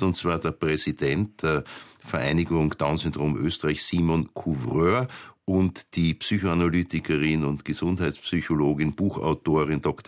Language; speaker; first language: German; native; German